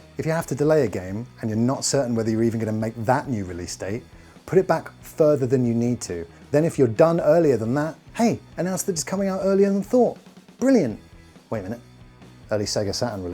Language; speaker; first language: English; native; English